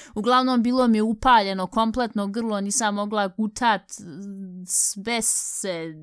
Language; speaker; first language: Bosnian; early bilingual, heritage; Bosnian